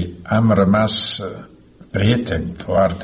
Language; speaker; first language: Romanian; non-native, learner; Slovak